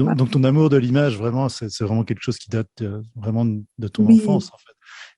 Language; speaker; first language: French; native; French